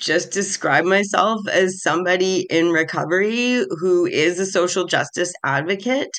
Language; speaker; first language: English; native; English